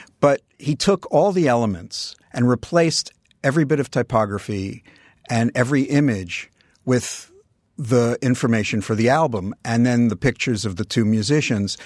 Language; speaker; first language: English; native; English